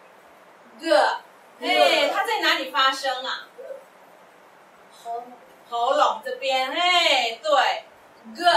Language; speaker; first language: Chinese; non-native, local second language; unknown